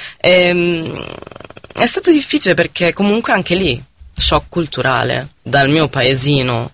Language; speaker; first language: Italian; non-native, fluent; Arabic